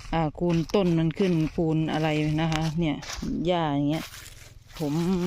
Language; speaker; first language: Thai; non-native, local second language; Lao